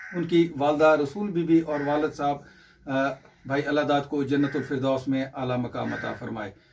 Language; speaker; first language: Urdu; non-native, local second language; Punjabi